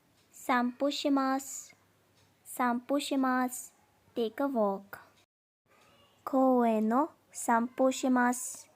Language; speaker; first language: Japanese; non-native, fluent; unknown